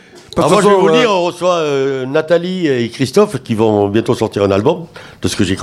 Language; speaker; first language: French; native; French